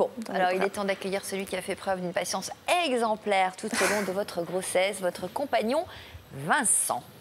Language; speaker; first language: French; native; French